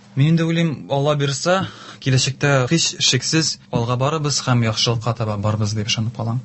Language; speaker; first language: Tatar; native; Tatar